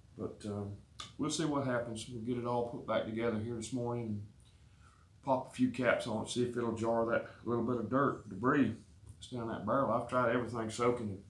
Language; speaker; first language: English; native; English